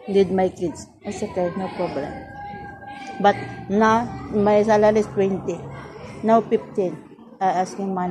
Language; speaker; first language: English; non-native, learner; Filipino